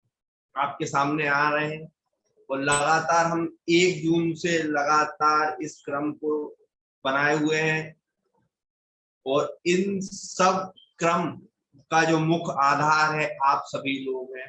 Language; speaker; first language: Hindi; native; Hindi